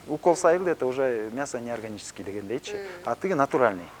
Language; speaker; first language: Russian; non-native, local second language; Kyrgyz